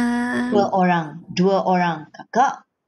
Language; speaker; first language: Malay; non-native, local second language; Chinese